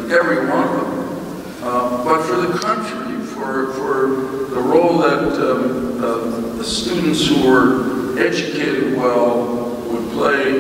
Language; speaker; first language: English; native; English